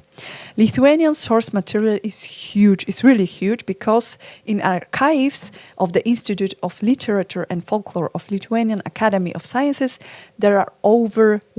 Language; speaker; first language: English; non-native, fluent; Polish